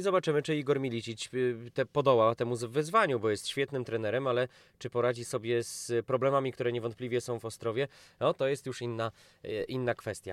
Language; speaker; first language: Polish; native; Polish